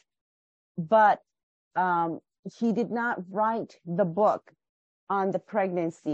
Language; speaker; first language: English; non-native, fluent; Japanese